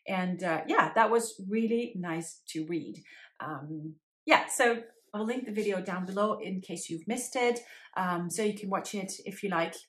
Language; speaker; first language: English; non-native, fluent; Dutch